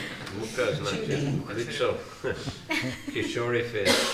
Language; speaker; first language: Russian; non-native, learner; English